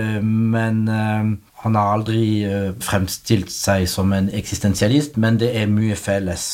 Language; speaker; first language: Norwegian; non-native, fluent; French